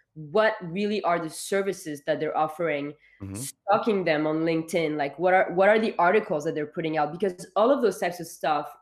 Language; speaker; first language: English; non-native, fluent; French